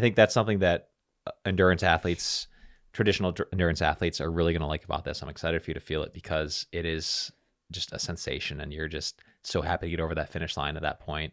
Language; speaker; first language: English; native; English